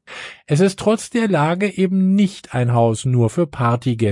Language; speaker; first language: German; native; German